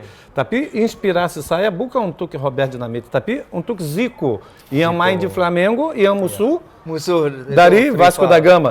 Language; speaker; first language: Indonesian; non-native, fluent; Portuguese